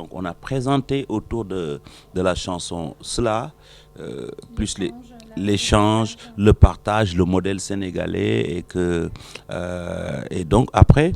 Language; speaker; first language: French; non-native, local second language; Wolof